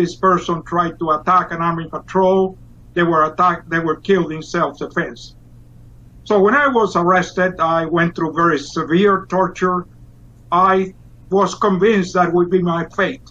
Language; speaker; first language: English; non-native, fluent; Spanish